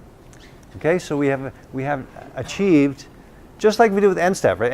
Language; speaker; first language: English; native; English